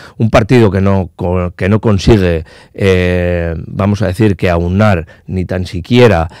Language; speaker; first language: Spanish; non-native, local second language; Basque